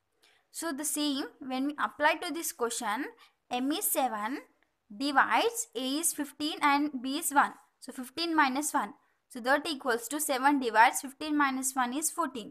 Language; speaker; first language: English; non-native, local second language; Telugu